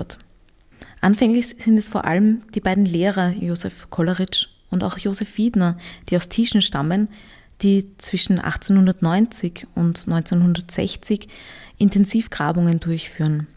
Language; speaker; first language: German; native; German